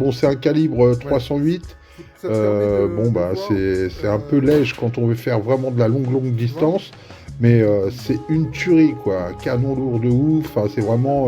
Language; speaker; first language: French; native; French